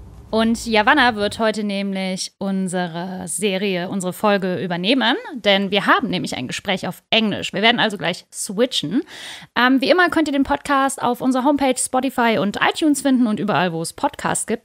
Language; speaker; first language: German; native; German